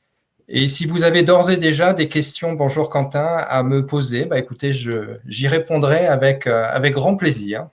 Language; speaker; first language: French; native; French